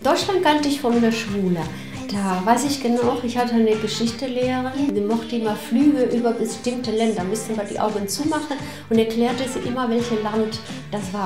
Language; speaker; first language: German; non-native, fluent; Spanish